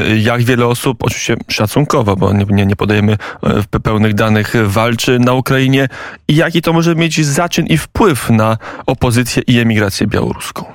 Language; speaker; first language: Polish; native; Polish